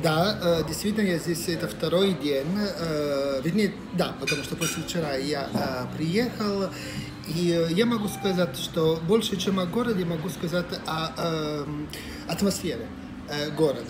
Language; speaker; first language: Russian; non-native, fluent; Italian